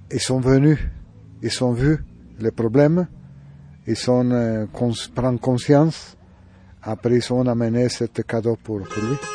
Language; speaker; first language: French; non-native, learner; Spanish